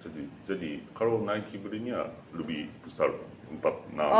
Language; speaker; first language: Indonesian; non-native, learner; Japanese